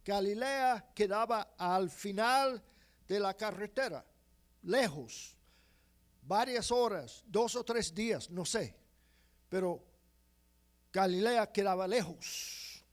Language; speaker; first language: Spanish; non-native, fluent; English